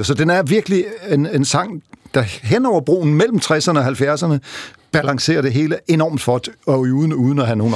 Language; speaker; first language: Danish; native; Danish